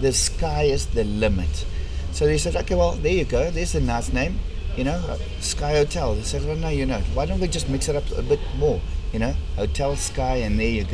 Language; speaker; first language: English; non-native, local second language; Afrikaans